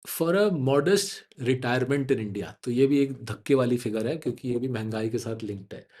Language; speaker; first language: Hindi; non-native, local second language; Bangla